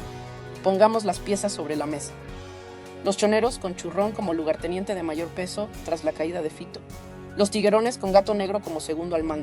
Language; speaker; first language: Spanish; native; Spanish